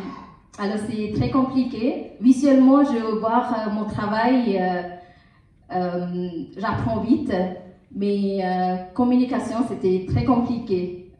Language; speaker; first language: French; non-native, learner; Tamil